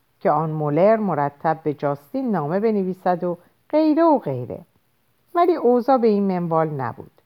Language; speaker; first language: Persian; native; Persian